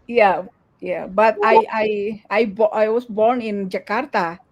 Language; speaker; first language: English; non-native, learner; Indonesian